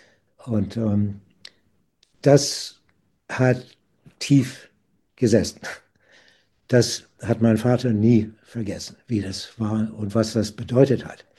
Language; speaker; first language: German; non-native, fluent; English